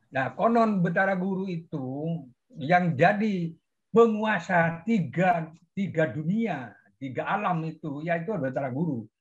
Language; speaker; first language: Indonesian; non-native, local second language; Madurese